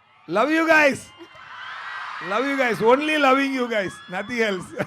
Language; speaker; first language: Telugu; non-native, learner; Tamil